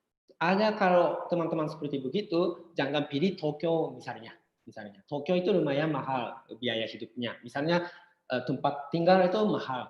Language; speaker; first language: Indonesian; non-native, fluent; Japanese